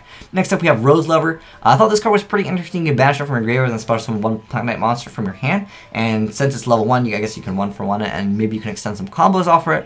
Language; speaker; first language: English; native; English